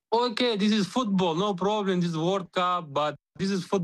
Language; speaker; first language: English; non-native, learner; Uzbek